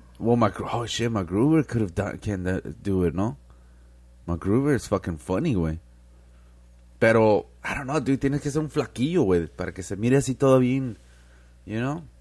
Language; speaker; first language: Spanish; early bilingual, heritage; Spanish